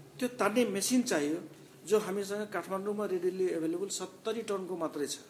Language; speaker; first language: Nepali; non-native, local second language; Maithili